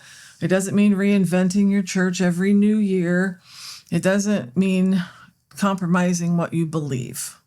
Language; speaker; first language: English; native; English